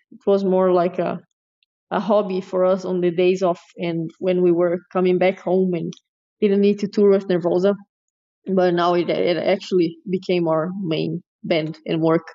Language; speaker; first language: English; non-native, fluent; Portuguese